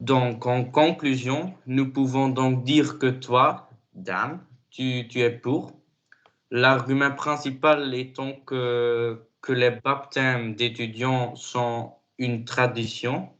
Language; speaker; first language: French; non-native, learner; Dutch